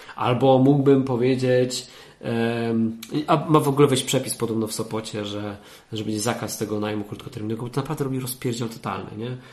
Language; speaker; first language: Polish; native; Polish